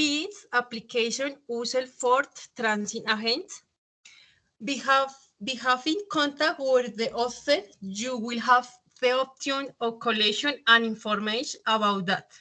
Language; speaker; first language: English; non-native, learner; Spanish